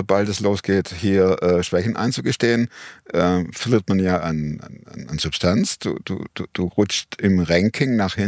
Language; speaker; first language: German; native; German